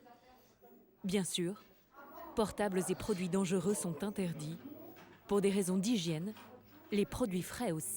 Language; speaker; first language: French; native; French